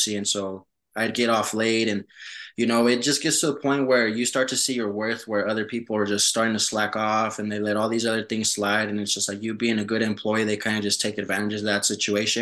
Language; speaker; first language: English; early bilingual, other home language; Spanish